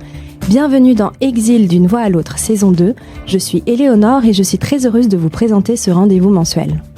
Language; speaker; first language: French; native; French